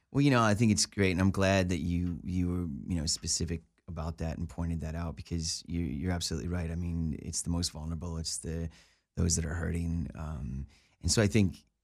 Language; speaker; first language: English; native; English